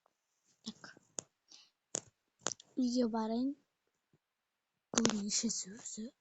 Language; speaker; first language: Kazakh; native; Kazakh